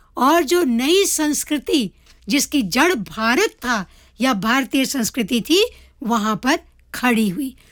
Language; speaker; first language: Hindi; native; Hindi